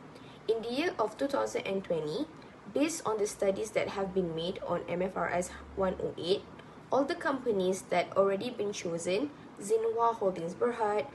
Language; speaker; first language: English; non-native, local second language; Malay